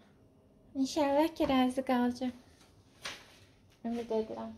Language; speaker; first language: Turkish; non-native, learner; Azerbaijani